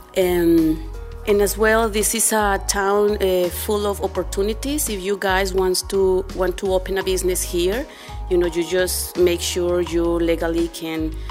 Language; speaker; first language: English; non-native, fluent; Spanish